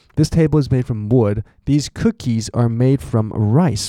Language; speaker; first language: English; non-native, fluent; Chinese